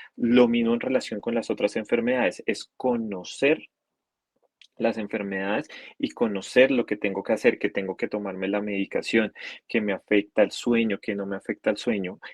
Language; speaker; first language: Spanish; native; Spanish